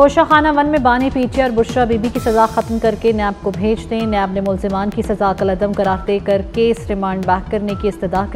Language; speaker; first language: Urdu; native; Urdu